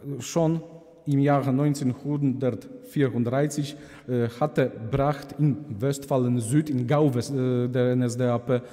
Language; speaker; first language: German; non-native, fluent; Polish